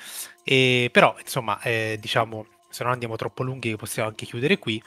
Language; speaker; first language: Italian; native; Italian